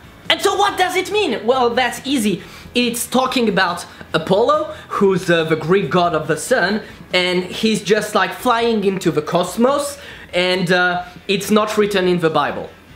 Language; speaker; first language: English; non-native, fluent; French